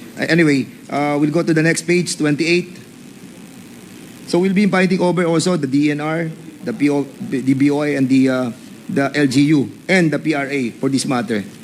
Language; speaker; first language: English; non-native, local second language; Filipino